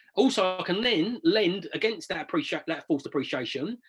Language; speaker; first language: English; native; English